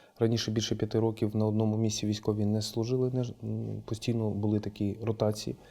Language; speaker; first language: Ukrainian; non-native, local second language; Russian